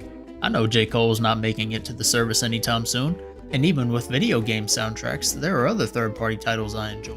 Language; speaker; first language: English; native; English